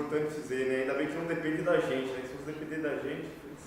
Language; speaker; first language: Portuguese; native; Portuguese